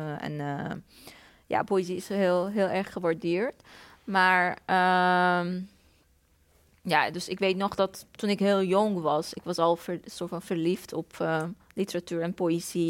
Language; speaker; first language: Dutch; non-native, fluent; Persian